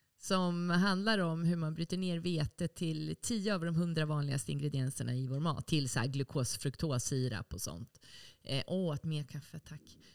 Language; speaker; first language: Swedish; native; Swedish